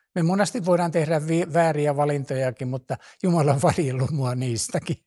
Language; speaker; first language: Finnish; native; Finnish